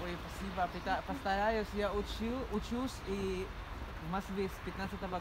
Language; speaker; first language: Russian; non-native, fluent; Filipino